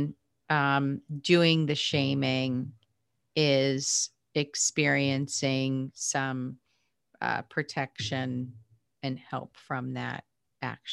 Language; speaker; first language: English; native; English